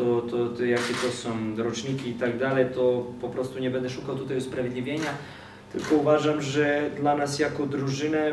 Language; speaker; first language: Polish; non-native, fluent; Serbian